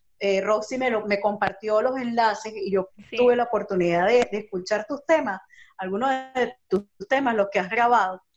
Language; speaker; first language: Spanish; native; Spanish